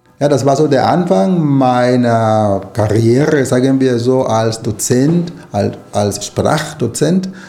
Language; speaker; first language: German; non-native, fluent; Spanish